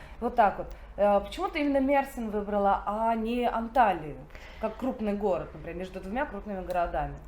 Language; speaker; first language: Russian; native; Russian